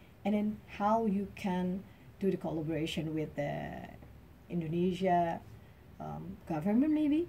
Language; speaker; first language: English; non-native, learner; Indonesian